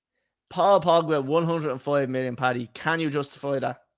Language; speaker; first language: English; native; English